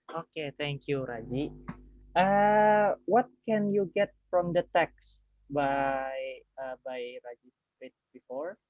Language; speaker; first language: English; non-native, learner; Indonesian